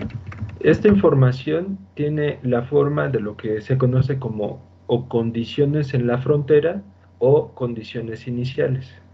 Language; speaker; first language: Spanish; native; Spanish